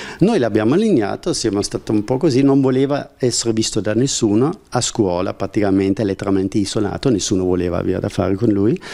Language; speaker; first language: Italian; non-native, fluent; German